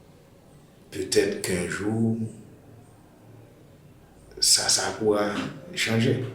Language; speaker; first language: French; non-native, local second language; Haitian Creole